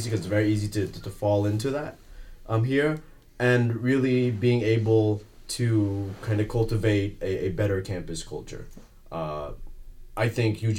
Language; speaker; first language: English; native; English